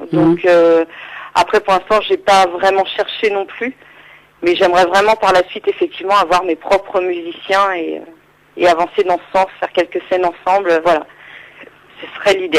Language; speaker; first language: French; native; French